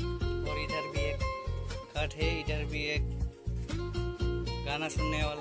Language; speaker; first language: Hindi; non-native, local second language; Assamese